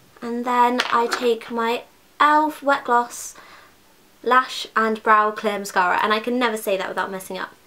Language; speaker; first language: English; native; English